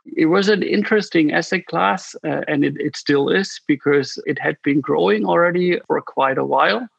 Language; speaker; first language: English; non-native, fluent; German